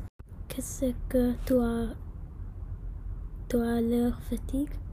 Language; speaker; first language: French; non-native, learner; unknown